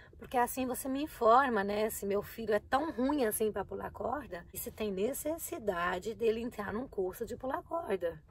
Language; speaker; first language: Portuguese; native; Portuguese